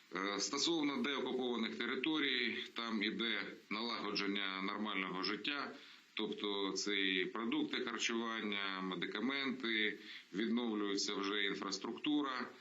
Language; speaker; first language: Ukrainian; non-native, local second language; Russian